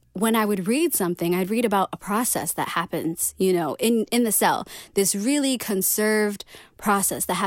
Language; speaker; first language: English; native; English